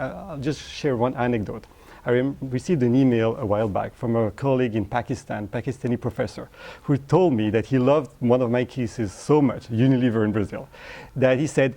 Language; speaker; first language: English; non-native, fluent; French